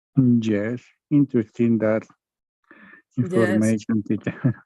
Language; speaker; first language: English; non-native, learner; Spanish